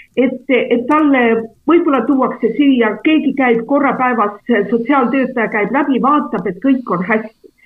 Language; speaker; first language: Estonian; native; Estonian